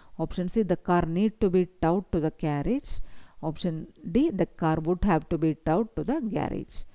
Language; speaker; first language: English; non-native, local second language; Malayalam